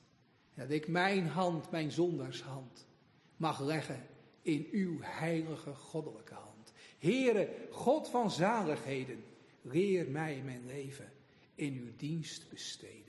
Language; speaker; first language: Dutch; native; Dutch